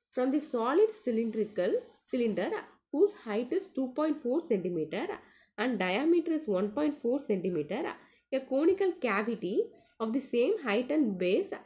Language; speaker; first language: English; non-native, local second language; Tamil